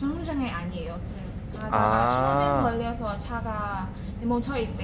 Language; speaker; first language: Korean; non-native, learner; Burmese